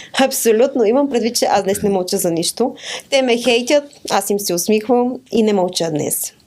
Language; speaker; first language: Bulgarian; native; Bulgarian